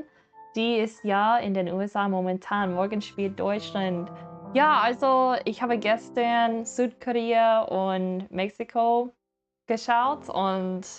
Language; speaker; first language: German; non-native, learner; English